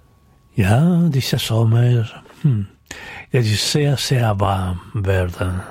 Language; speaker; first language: German; non-native, learner; Spanish